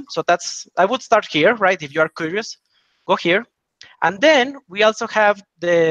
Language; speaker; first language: English; non-native, fluent; Spanish